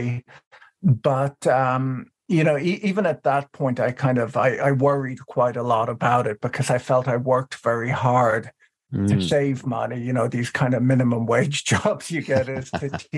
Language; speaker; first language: English; native; English